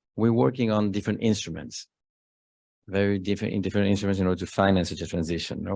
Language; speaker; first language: English; non-native, fluent; Spanish